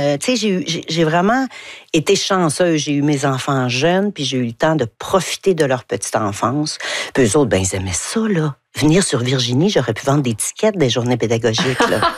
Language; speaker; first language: French; native; French